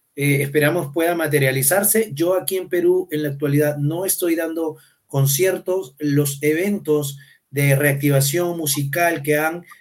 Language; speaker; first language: Spanish; native; Spanish